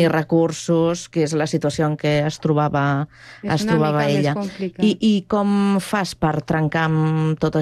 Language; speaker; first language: Catalan; native; Catalan